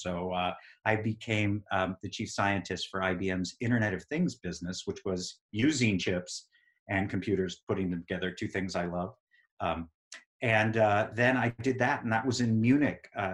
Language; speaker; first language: English; native; English